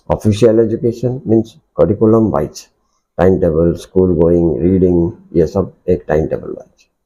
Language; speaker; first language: Hindi; non-native, local second language; Odia